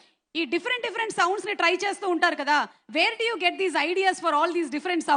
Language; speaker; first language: Telugu; native; Telugu